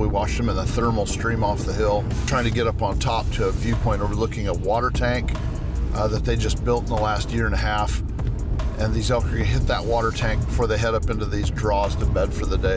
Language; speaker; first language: English; native; English